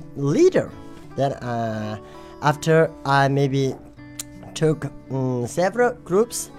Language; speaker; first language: English; non-native, learner; Tibetan